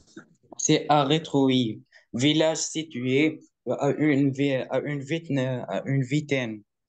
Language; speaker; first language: French; non-native, learner; Arabic